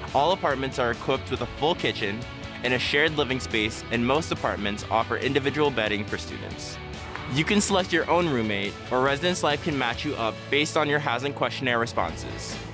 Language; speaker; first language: English; native; English